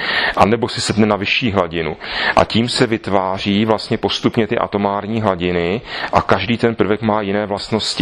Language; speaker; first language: Czech; native; Czech